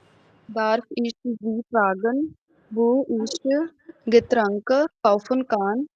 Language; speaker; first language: German; non-native, learner; Hindi